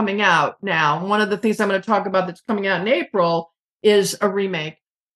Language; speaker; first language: English; native; English